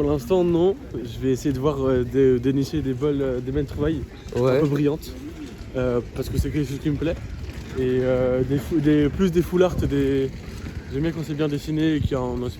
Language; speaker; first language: French; native; French